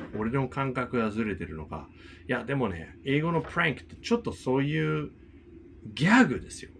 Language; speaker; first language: Japanese; non-native, fluent; English